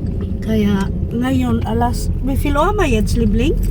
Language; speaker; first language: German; non-native, fluent; Filipino